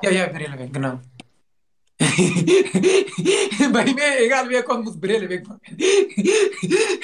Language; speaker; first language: German; non-native, learner; Turkish